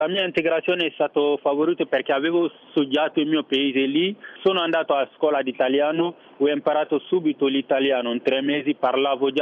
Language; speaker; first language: Italian; non-native, fluent; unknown